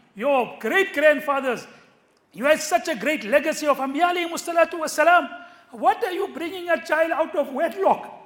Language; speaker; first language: English; native; English